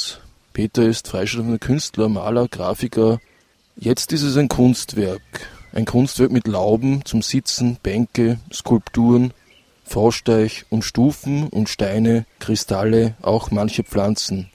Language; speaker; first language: German; native; German